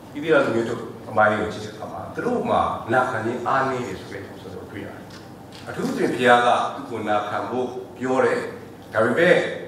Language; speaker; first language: Burmese; non-native, local second language; S'gaw Karen